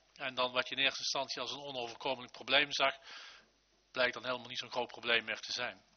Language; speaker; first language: Dutch; native; Dutch